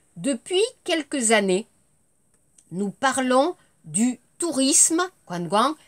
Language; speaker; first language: French; native; French